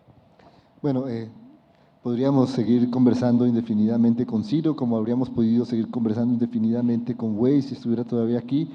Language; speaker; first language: Spanish; native; Spanish